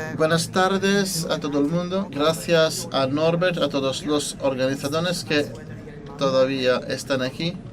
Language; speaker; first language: Spanish; non-native, fluent; Italian